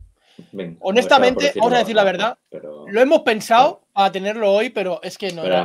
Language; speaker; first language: Spanish; native; Spanish